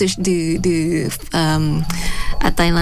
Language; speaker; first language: Portuguese; non-native, fluent; Thai